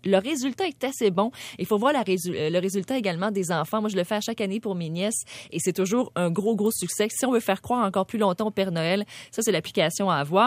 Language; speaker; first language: French; native; French